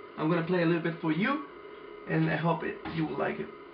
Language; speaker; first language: English; non-native, fluent; Spanish